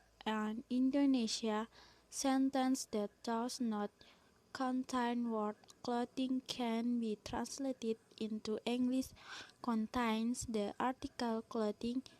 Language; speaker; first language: English; non-native, learner; Indonesian